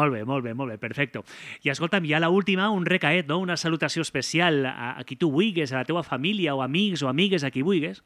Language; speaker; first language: Catalan; native; Catalan